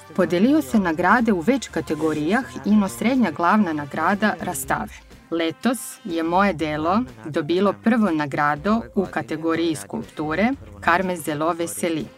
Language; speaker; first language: Slovenian; early bilingual, heritage; Serbian